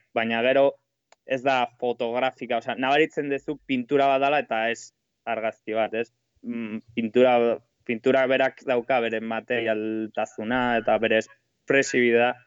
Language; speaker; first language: Basque; non-native, local second language; Spanish